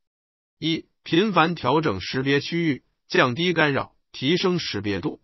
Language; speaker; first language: Chinese; native; Chinese